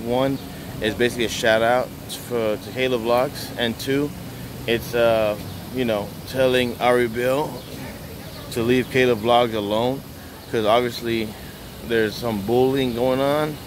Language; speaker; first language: English; native; English